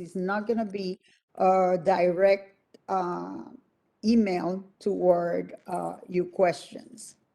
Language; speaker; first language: English; non-native, fluent; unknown